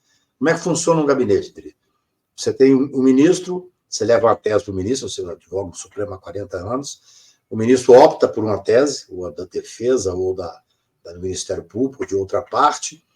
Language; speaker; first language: Portuguese; native; Portuguese